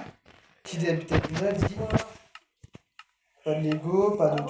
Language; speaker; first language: French; native; French